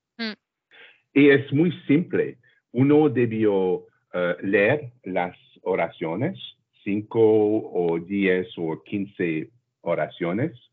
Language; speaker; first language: Spanish; non-native, learner; French